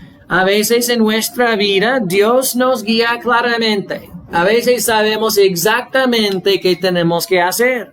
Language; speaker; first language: Spanish; non-native, fluent; English